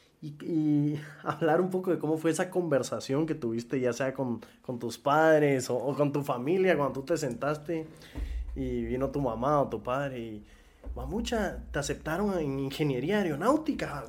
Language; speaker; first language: Spanish; native; Spanish